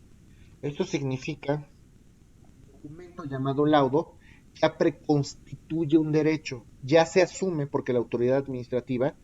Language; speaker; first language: Spanish; native; Spanish